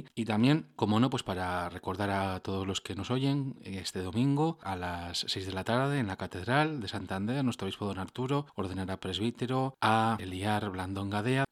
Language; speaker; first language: Spanish; native; Spanish